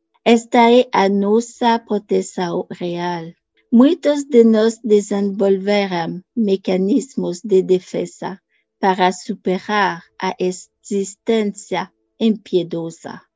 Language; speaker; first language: Portuguese; non-native, learner; French